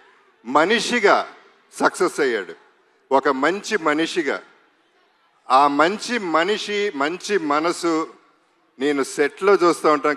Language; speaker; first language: Telugu; native; Telugu